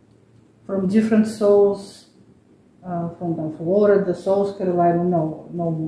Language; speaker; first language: English; non-native, learner; Russian